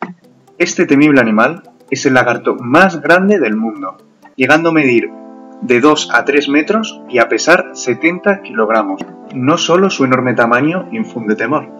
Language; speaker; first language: Spanish; native; Spanish